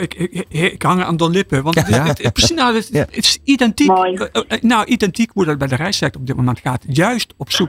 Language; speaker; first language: Dutch; native; Dutch